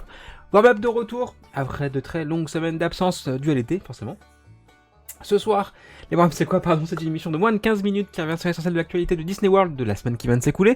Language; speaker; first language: French; native; French